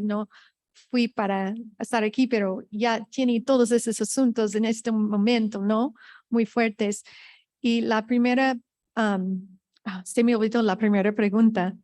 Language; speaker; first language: Spanish; non-native, fluent; English